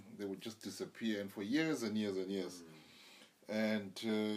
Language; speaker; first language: English; non-native, local second language; Zulu